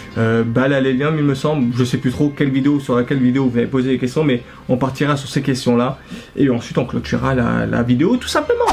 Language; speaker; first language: French; early bilingual, other home language; Arabic